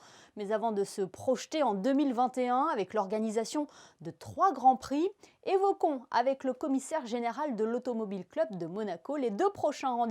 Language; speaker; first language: French; native; French